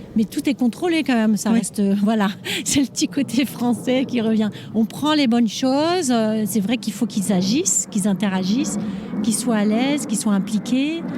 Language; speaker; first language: French; native; French